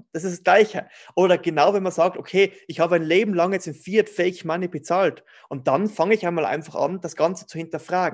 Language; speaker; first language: German; native; German